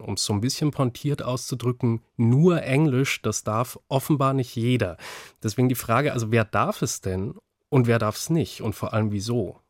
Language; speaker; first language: German; native; German